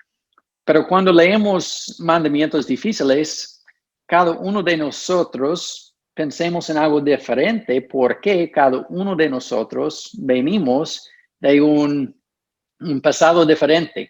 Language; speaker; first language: Spanish; non-native, fluent; English